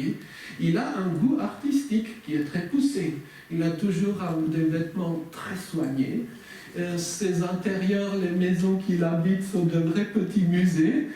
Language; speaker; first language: French; native; French